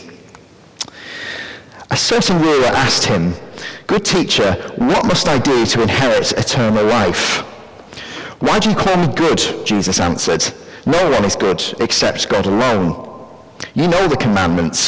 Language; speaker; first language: English; native; English